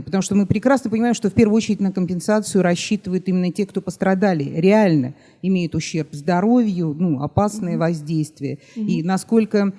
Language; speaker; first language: Russian; native; Russian